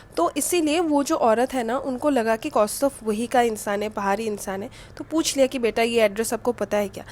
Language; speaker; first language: Hindi; non-native, local second language; Bangla